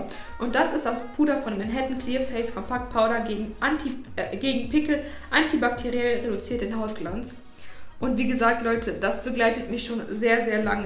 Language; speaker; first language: German; native; German